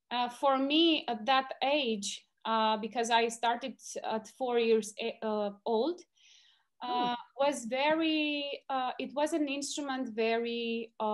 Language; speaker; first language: English; non-native, fluent; Romanian